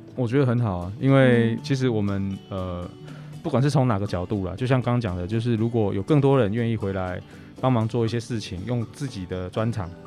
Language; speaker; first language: Chinese; native; Chinese